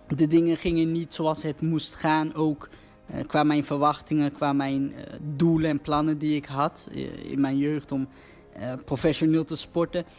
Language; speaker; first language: Dutch; early bilingual, other home language; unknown